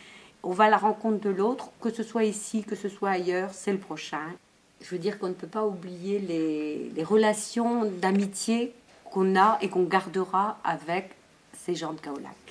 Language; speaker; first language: French; native; French